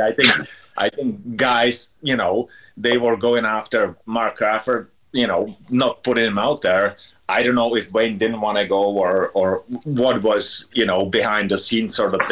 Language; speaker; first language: English; non-native, fluent; Czech